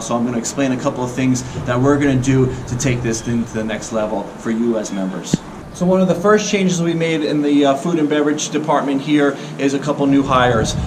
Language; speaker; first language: English; native; English